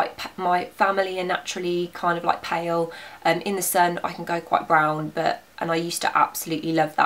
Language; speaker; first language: English; native; English